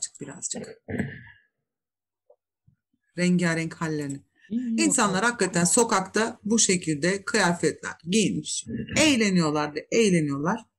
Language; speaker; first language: Turkish; native; Turkish